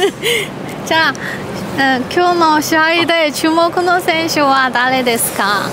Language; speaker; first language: Japanese; non-native, fluent; Chinese